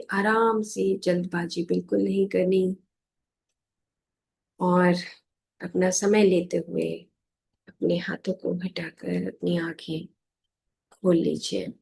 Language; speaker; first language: Hindi; native; Hindi